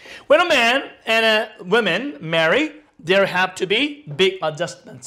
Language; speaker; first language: English; non-native, fluent; Korean